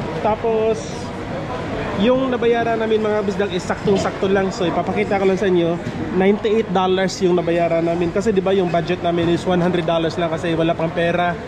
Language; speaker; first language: Filipino; non-native, local second language; Cebuano